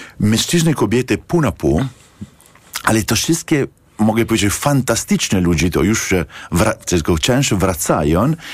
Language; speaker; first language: Polish; non-native, learner; Italian